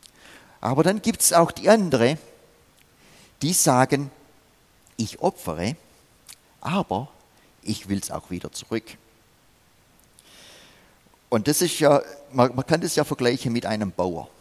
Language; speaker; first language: German; non-native, fluent; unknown